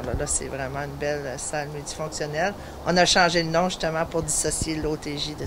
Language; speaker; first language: French; native; French